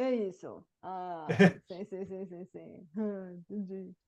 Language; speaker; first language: Portuguese; non-native, fluent; Bulgarian